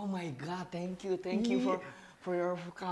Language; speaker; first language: English; non-native, learner; Indonesian